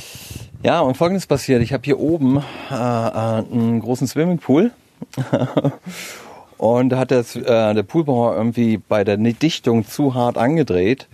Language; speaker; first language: German; native; German